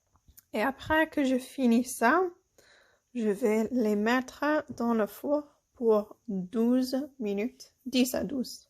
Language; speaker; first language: French; non-native, fluent; English